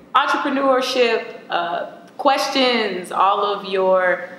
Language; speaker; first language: English; native; English